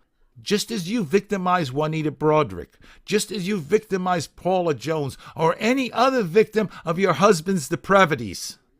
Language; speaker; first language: English; native; English